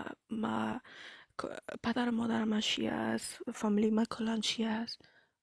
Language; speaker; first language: Persian; early bilingual, heritage; Persian